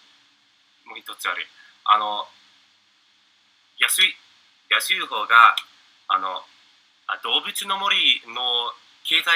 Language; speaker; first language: Japanese; non-native, learner; English